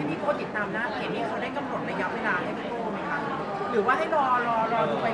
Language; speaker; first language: Thai; native; Thai